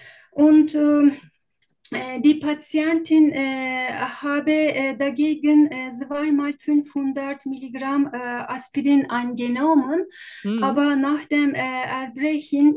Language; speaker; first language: German; non-native, learner; Turkish